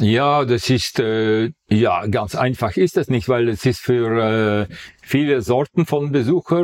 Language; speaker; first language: German; non-native, fluent; Dutch